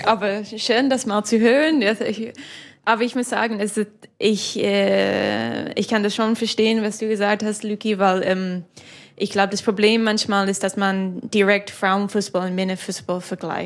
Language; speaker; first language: German; non-native, fluent; English